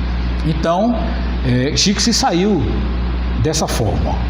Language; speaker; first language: Portuguese; native; Portuguese